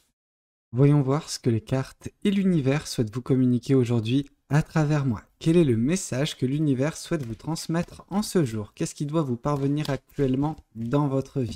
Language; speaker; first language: French; native; French